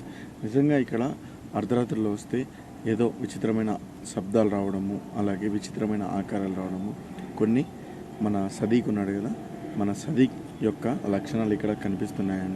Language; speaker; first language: Telugu; native; Telugu